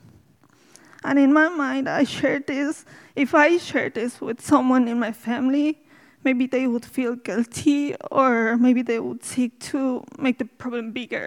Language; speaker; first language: English; non-native, fluent; Spanish